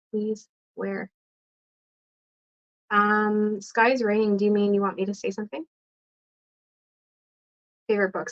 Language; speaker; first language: English; non-native, fluent; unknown